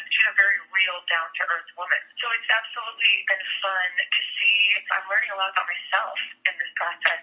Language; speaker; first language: English; native; English